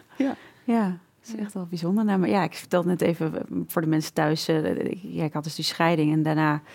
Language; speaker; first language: Dutch; native; Dutch